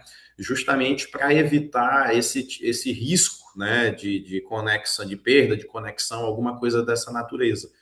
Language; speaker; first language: Portuguese; native; Portuguese